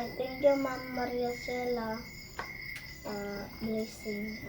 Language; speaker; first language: English; non-native, learner; Cebuano